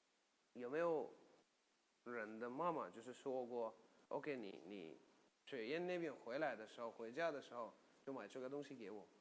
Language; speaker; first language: Chinese; non-native, fluent; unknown